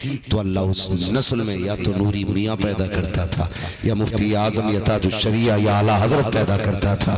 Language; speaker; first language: Hindi; native; Hindi